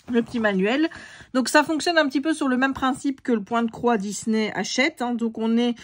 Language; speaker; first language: French; native; French